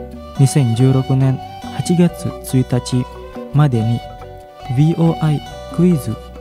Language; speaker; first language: Japanese; non-native, fluent; Indonesian